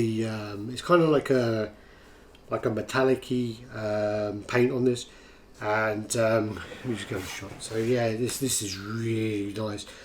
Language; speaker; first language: English; native; English